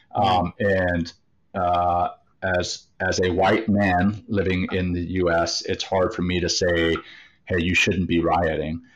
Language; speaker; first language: English; native; English